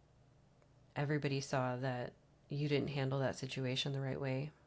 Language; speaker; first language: English; native; English